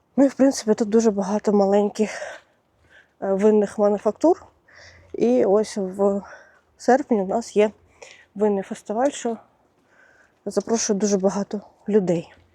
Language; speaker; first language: Ukrainian; non-native, local second language; Russian